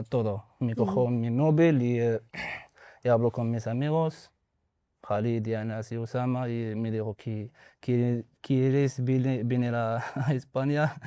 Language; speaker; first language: Spanish; non-native, learner; Arabic